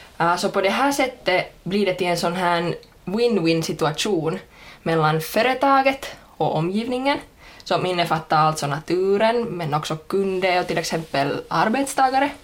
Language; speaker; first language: Swedish; native; Swedish